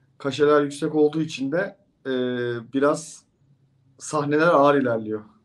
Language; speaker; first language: Turkish; native; Turkish